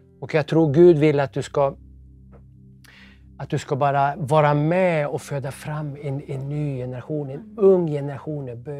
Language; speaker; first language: Swedish; native; Swedish